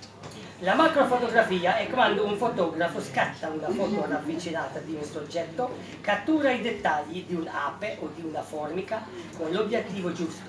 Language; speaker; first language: Italian; non-native, fluent; Hungarian